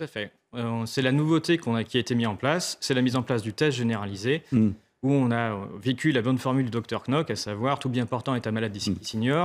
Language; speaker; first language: French; native; French